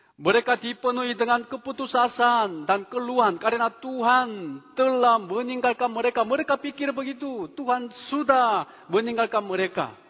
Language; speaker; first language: Indonesian; non-native, fluent; Korean